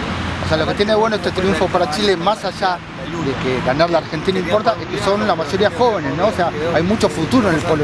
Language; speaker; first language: Spanish; native; Spanish